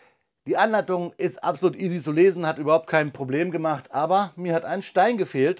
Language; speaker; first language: German; native; German